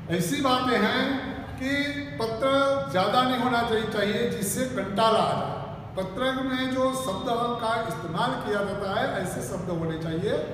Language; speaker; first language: Hindi; non-native, local second language; Gujarati